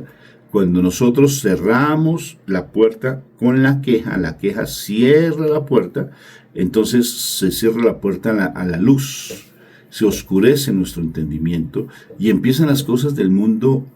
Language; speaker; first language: Spanish; native; Spanish